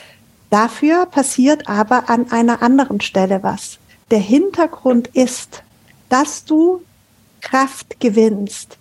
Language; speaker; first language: German; native; German